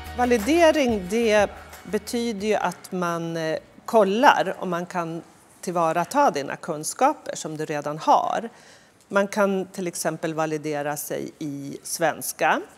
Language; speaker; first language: Swedish; native; Swedish